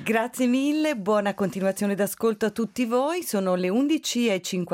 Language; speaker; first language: Italian; native; Italian